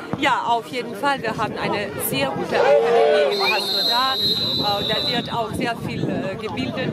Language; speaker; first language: German; non-native, fluent; Russian